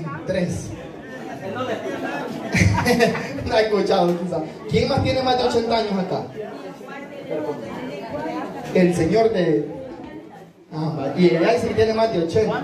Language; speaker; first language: Spanish; native; Spanish